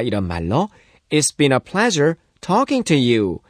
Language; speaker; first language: English; non-native, fluent; Korean